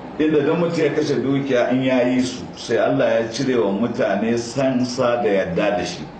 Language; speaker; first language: Hausa; native; Hausa